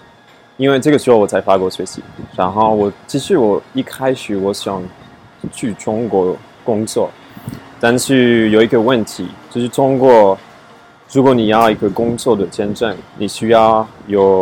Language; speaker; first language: Chinese; non-native, fluent; French